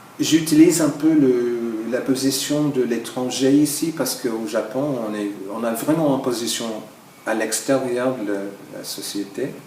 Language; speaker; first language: French; non-native, fluent; English